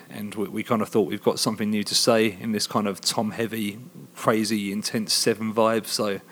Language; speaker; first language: English; native; English